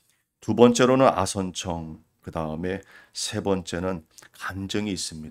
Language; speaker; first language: Korean; native; Korean